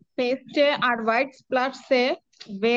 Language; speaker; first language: German; non-native, learner; Bangla